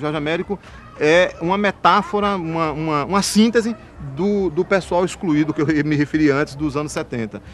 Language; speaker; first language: Portuguese; native; Portuguese